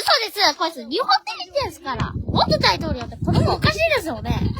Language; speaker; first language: Japanese; native; Japanese